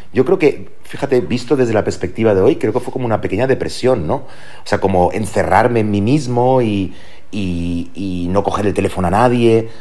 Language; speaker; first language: Spanish; early bilingual, heritage; Spanish